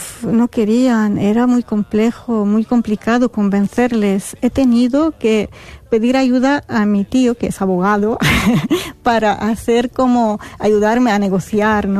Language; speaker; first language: Spanish; non-native, fluent; Arabic